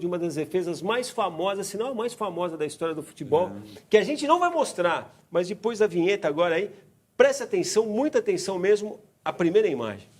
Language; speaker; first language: Portuguese; native; Portuguese